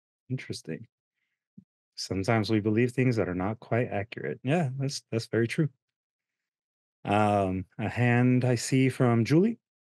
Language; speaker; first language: English; early bilingual, other home language; Spanish